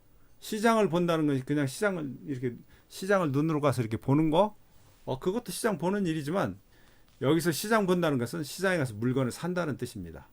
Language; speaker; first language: Korean; native; Korean